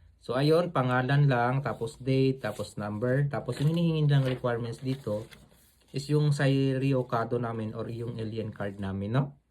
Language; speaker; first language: Filipino; native; Filipino